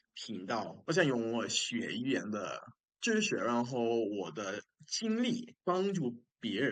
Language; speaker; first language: Chinese; non-native, fluent; English